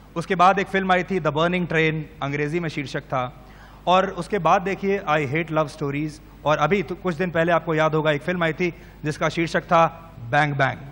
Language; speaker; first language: Hindi; native; Hindi